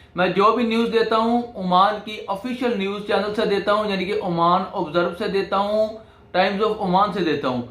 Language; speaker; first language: Urdu; non-native, local second language; Punjabi